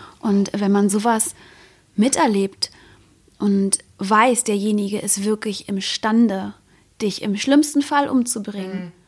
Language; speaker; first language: German; native; German